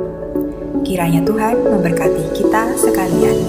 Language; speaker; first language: Indonesian; native; Indonesian